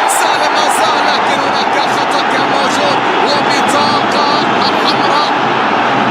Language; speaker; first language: Arabic; native; Arabic